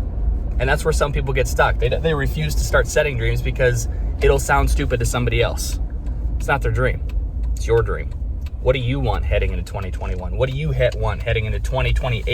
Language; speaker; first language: English; native; English